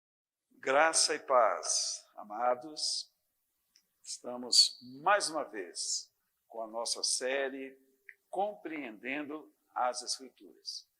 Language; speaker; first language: Portuguese; native; Portuguese